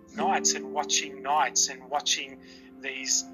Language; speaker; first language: English; native; English